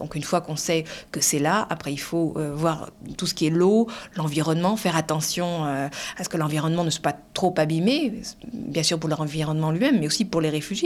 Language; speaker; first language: French; native; French